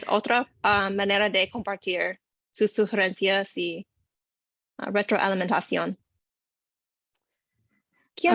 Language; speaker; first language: Spanish; non-native, learner; English